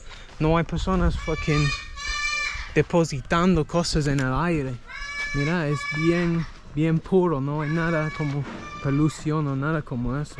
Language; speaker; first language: Spanish; non-native, learner; English